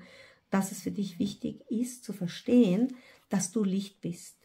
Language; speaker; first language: German; non-native, fluent; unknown